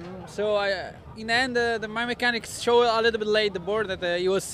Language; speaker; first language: English; non-native, fluent; Italian